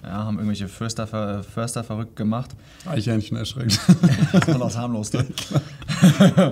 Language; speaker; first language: German; native; German